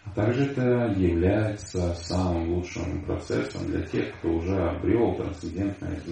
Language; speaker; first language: Russian; native; Russian